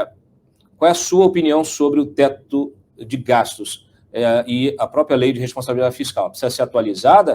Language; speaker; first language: Portuguese; native; Portuguese